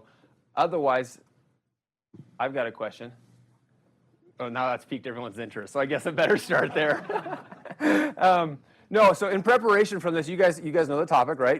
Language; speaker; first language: English; native; English